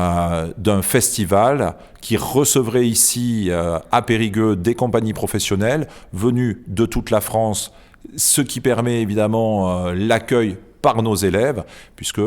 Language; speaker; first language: French; native; French